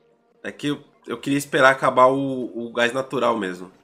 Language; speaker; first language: Portuguese; native; Portuguese